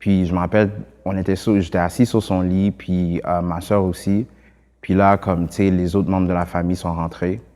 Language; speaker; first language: French; early bilingual, other home language; Haitian Creole